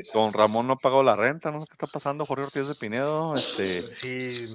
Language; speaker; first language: Spanish; native; Spanish